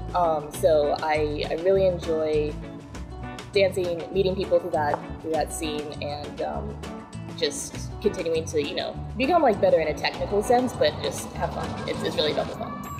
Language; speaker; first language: English; native; English